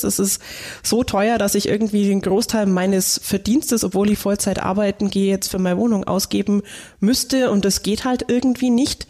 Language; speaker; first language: German; native; German